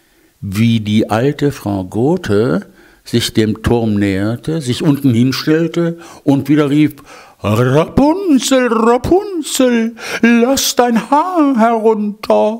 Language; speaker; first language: German; native; German